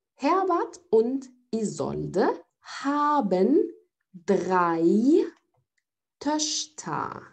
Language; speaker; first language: German; non-native, fluent; Arabic